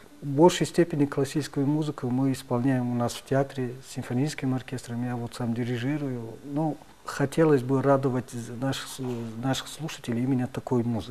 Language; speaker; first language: Russian; non-native, local second language; Tajik